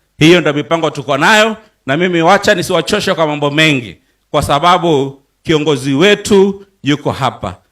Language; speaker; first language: Swahili; non-native, local second language; Luyia